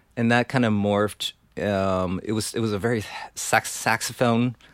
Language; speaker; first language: English; non-native, fluent; Chinese